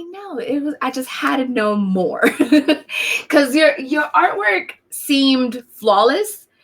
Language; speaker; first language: English; native; English